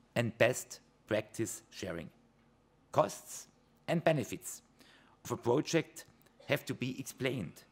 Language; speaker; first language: English; non-native, fluent; German